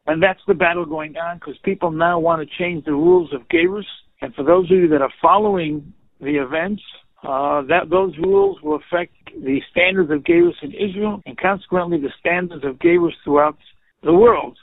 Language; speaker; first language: English; native; English